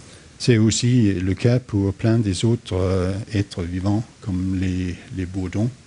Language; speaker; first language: French; non-native, fluent; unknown